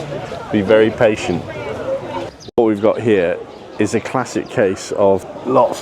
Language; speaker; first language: English; native; English